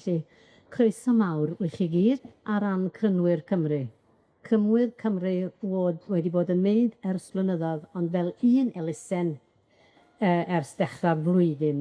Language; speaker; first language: Welsh; native; Welsh